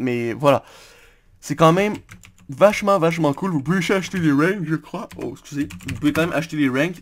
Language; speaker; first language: French; native; French